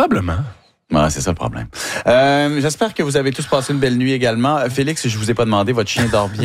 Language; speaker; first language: French; native; French